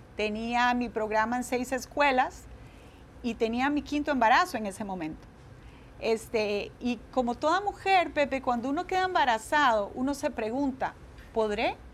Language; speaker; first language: Spanish; native; Spanish